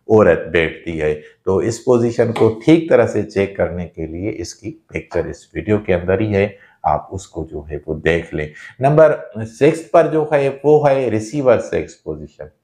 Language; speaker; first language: Urdu; non-native, local second language; Sindhi